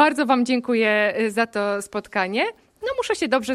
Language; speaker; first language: Polish; native; Polish